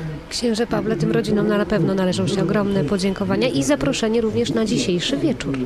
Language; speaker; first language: Polish; native; Polish